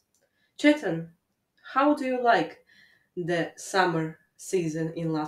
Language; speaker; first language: English; non-native, fluent; Latvian